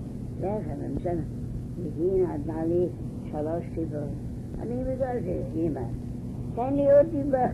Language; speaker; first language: Hebrew; non-native, fluent; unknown